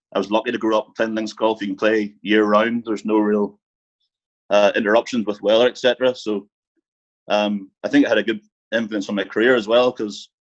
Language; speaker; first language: English; native; English